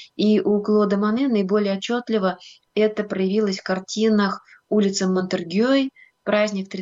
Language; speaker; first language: Russian; native; Russian